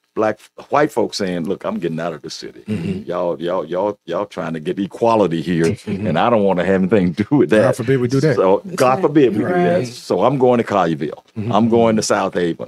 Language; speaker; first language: English; native; English